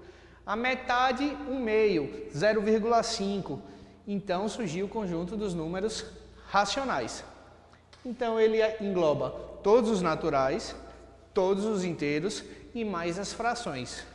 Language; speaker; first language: Portuguese; native; Portuguese